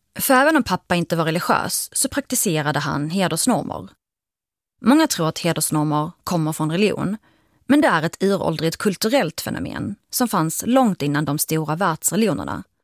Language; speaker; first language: Swedish; early bilingual, other home language; Arabic